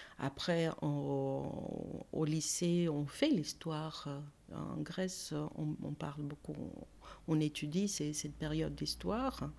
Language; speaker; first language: French; non-native, fluent; Greek